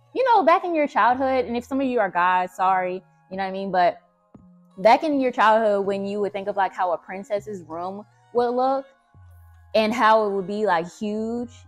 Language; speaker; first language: English; native; English